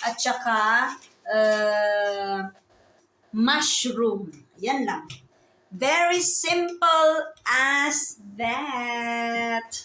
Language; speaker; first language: Filipino; native; Filipino